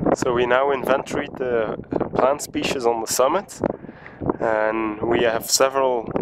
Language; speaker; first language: English; non-native, fluent; Dutch